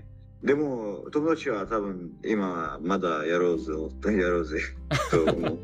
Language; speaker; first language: Japanese; non-native, learner; Arabic